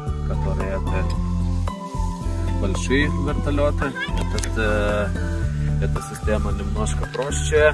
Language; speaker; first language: Russian; non-native, fluent; Lithuanian